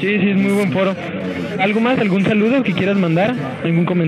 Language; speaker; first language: Spanish; native; Spanish